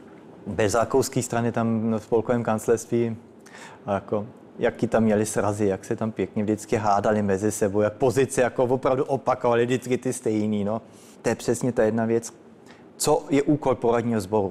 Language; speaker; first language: Czech; early bilingual, heritage; Czech